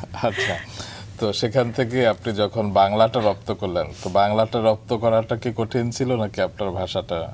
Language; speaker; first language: Bangla; native; Bangla